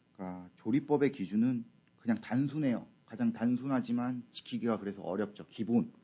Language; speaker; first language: Korean; native; Korean